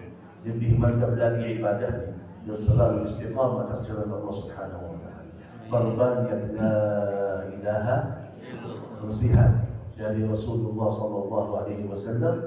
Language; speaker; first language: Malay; non-native, fluent; Arabic